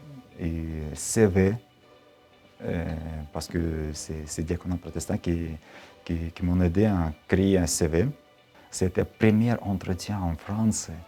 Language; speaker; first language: French; non-native, learner; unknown